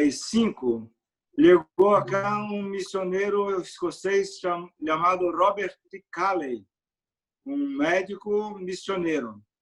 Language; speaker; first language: Spanish; non-native, learner; Portuguese